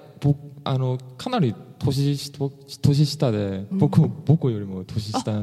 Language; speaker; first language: Japanese; non-native, fluent; English